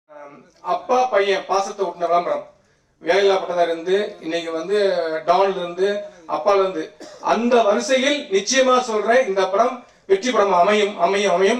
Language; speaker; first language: Tamil; native; Tamil